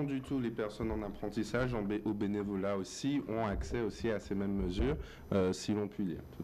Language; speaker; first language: French; native; French